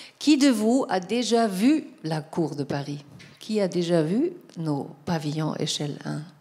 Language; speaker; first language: French; non-native, fluent; German